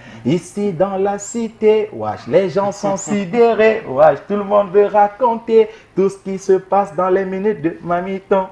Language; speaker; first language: French; native; French